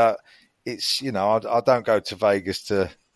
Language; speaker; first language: English; native; English